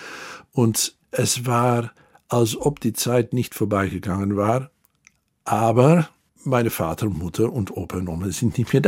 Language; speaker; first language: German; non-native, fluent; Dutch